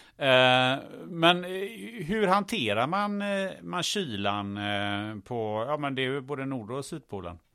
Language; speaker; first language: Swedish; early bilingual, other home language; German